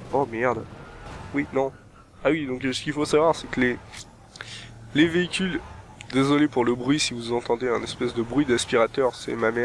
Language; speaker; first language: French; native; French